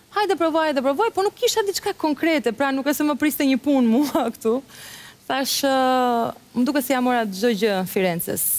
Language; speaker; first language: Albanian; early bilingual, heritage; Albanian